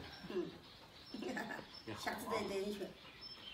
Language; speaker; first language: Chinese; native; Chinese